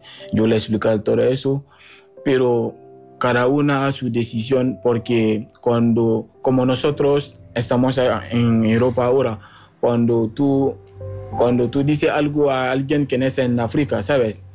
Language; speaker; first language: Spanish; non-native, learner; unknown